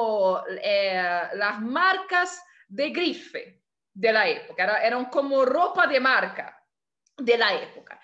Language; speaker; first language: Spanish; non-native, fluent; Portuguese